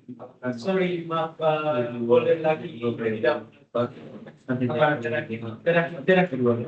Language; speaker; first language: Indonesian; non-native, learner; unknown